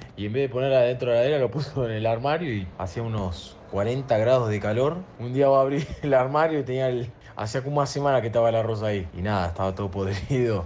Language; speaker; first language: Spanish; non-native, fluent; Portuguese